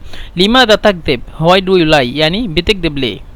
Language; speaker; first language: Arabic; non-native, fluent; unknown